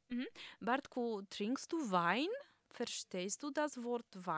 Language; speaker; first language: German; non-native, fluent; Polish